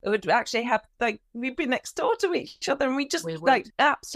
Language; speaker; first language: English; native; English